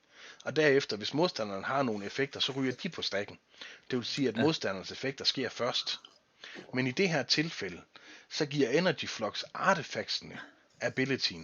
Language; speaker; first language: Danish; native; Danish